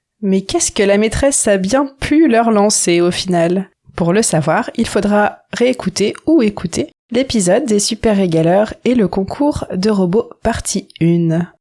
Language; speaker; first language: French; native; French